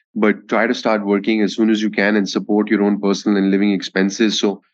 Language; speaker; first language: English; non-native, local second language; Hindi